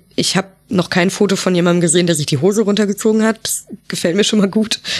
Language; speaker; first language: German; native; German